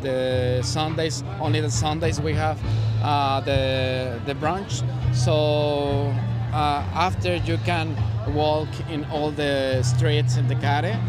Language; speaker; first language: English; non-native, learner; Spanish